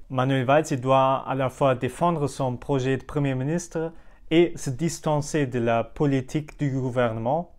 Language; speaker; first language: French; non-native, fluent; German